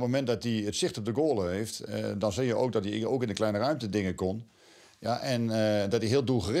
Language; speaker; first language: Dutch; native; Dutch